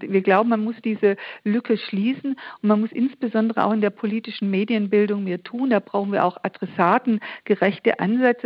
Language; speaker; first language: German; native; German